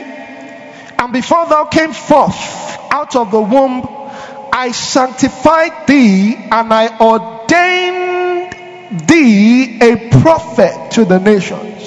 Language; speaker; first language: English; non-native, local second language; Yoruba